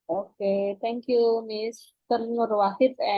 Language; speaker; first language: English; non-native, fluent; Indonesian